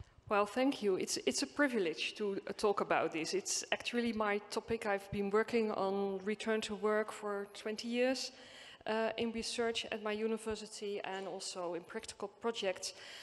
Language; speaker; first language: English; non-native, fluent; Dutch